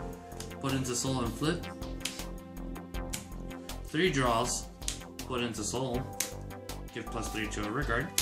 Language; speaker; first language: English; native; English